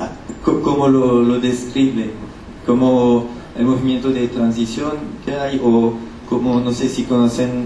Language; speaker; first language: Spanish; non-native, learner; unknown